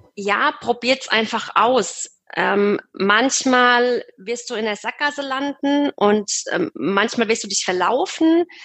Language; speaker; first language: German; native; German